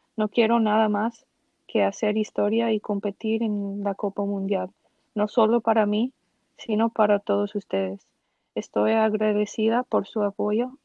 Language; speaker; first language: Spanish; early bilingual, other home language; English